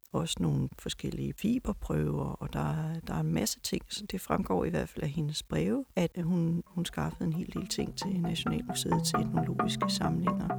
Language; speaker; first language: Danish; native; Danish